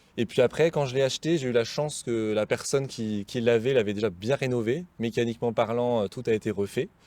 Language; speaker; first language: French; native; French